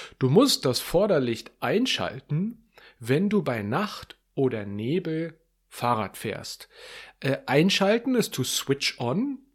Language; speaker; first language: German; native; German